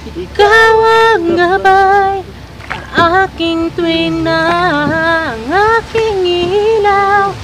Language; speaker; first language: Filipino; non-native, local second language; Cebuano